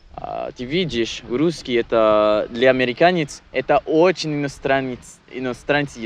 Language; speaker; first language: Russian; non-native, learner; English